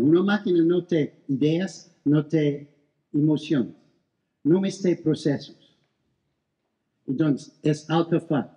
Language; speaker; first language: Catalan; non-native, fluent; English